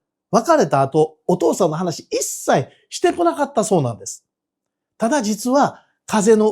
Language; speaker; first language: Japanese; native; Japanese